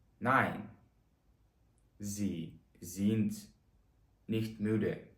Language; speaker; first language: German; non-native, fluent; Ukrainian